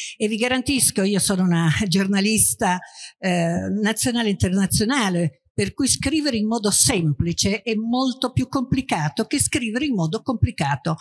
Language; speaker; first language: Italian; native; Italian